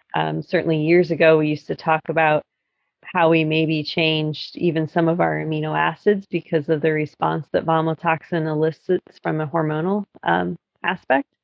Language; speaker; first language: English; native; English